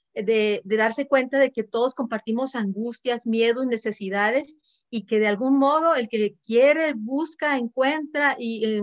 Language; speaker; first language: Spanish; native; Spanish